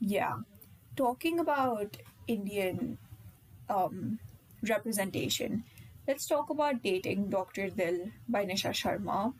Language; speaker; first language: English; non-native, local second language; Hindi